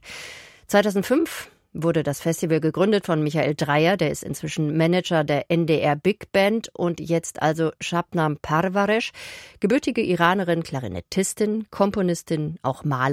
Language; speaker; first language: German; native; German